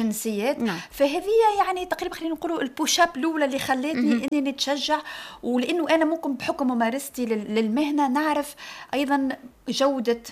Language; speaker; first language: Arabic; native; Arabic